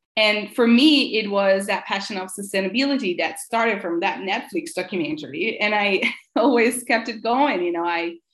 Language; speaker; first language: English; non-native, fluent; Italian